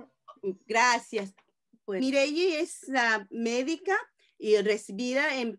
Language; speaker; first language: Spanish; non-native, fluent; Japanese